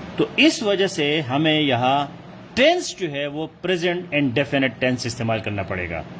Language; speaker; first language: Urdu; non-native, local second language; Pashto